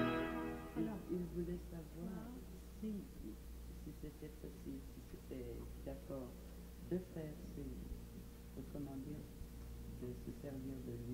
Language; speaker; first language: French; non-native, fluent; English